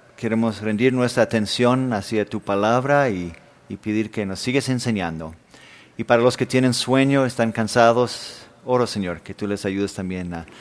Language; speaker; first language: Spanish; non-native, fluent; Danish